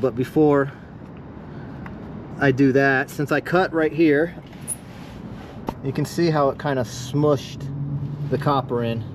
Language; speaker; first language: English; native; English